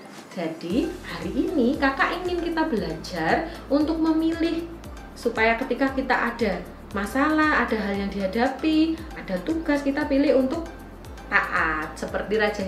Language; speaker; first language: Indonesian; native; Indonesian